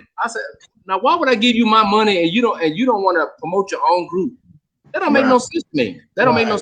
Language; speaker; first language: English; native; English